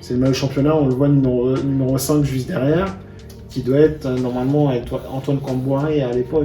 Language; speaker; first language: French; native; French